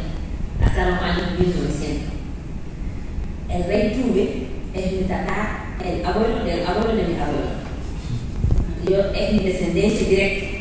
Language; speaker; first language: Spanish; non-native, learner; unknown